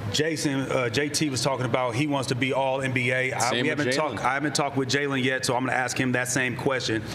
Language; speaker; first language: English; native; English